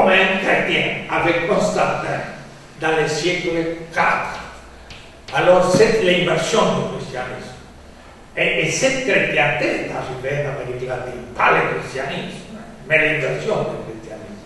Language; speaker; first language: French; non-native, fluent; Spanish